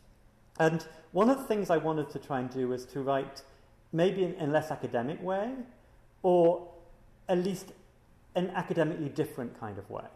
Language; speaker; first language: English; native; English